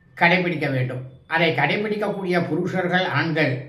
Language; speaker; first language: Tamil; native; Tamil